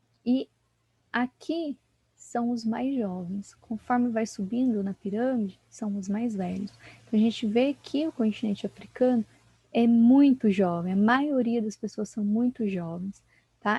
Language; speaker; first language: Portuguese; native; Portuguese